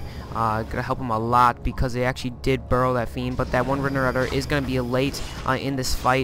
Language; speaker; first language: English; native; English